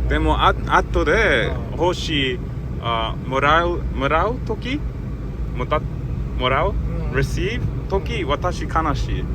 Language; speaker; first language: Japanese; non-native, learner; English